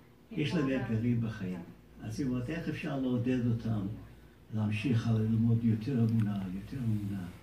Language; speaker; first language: Hebrew; non-native, fluent; English